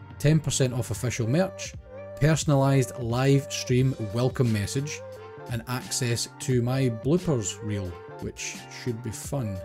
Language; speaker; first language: English; native; English